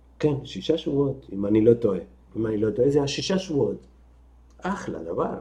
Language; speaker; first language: Hebrew; non-native, fluent; Spanish